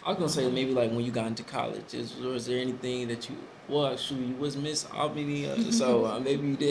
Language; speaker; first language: English; native; English